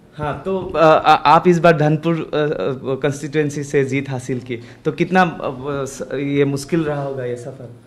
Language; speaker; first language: Hindi; non-native, local second language; Assamese